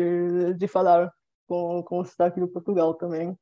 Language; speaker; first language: Portuguese; non-native, fluent; Bulgarian